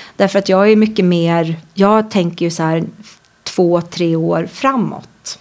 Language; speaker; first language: Swedish; native; Swedish